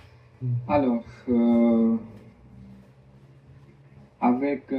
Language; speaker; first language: French; non-native, learner; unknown